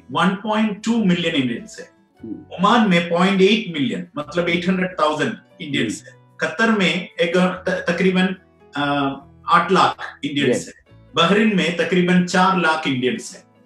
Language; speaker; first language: Hindi; non-native, local second language; Malayalam